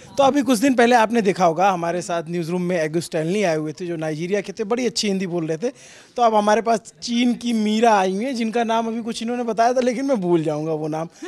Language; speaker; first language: Hindi; native; Hindi